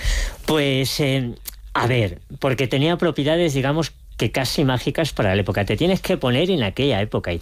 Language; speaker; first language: Spanish; native; Spanish